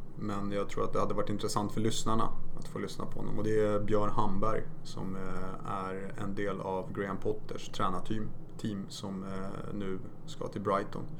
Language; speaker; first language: Swedish; early bilingual, other home language; Polish